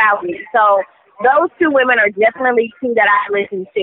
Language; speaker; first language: English; native; English